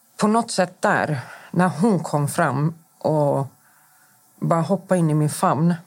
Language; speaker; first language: Swedish; native; Swedish